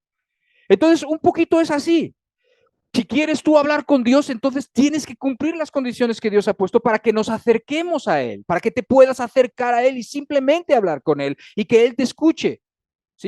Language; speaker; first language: Spanish; native; Spanish